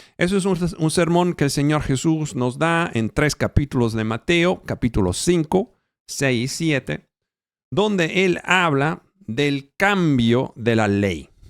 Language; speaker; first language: Spanish; non-native, fluent; Italian